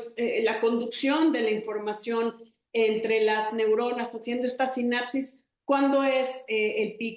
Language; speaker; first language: Spanish; native; Spanish